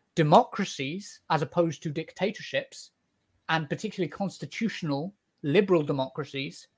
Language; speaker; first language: English; native; English